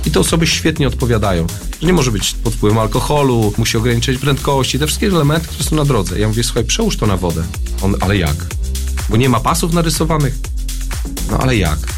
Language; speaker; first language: Polish; native; Polish